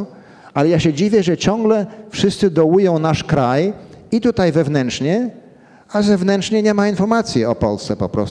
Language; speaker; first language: Polish; early bilingual, heritage; Polish